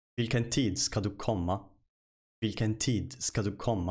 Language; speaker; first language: Swedish; non-native, fluent; Arabic